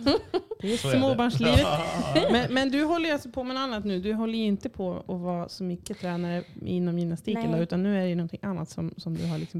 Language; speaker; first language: Swedish; native; Swedish